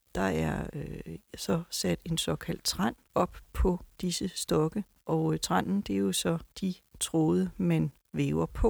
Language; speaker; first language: Danish; native; Danish